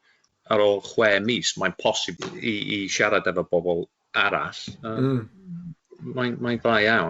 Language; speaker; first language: Welsh; non-native, local second language; English